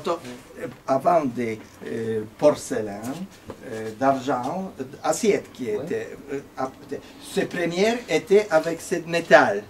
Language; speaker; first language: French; non-native, learner; Polish